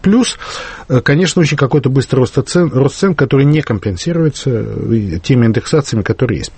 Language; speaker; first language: Russian; native; Russian